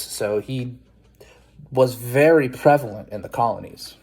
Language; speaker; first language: English; native; English